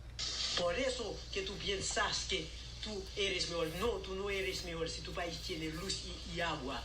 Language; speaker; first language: Spanish; non-native, learner; Haitian Creole